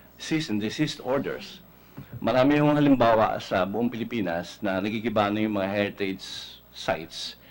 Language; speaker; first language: Filipino; native; Filipino